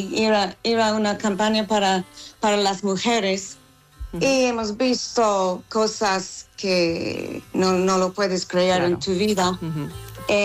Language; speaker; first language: Spanish; non-native, fluent; English